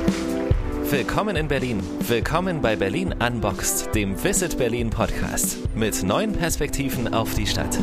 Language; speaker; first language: German; native; German